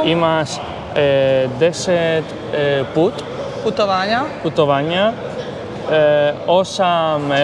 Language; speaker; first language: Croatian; non-native, learner; Spanish